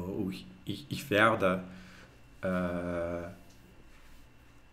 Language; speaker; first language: German; non-native, learner; English